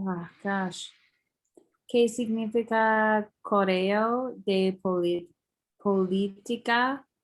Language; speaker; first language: Spanish; non-native, learner; English